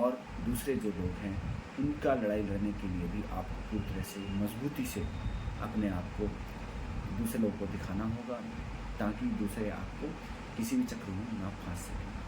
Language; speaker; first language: Hindi; native; Hindi